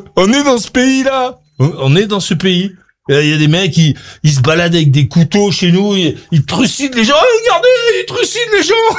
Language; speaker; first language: French; native; French